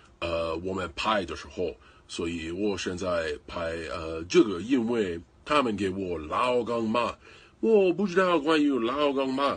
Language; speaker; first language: Chinese; non-native, learner; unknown